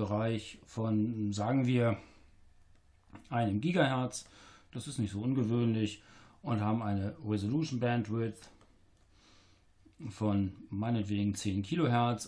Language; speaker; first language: German; native; German